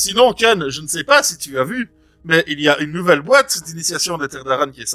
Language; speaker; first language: French; native; French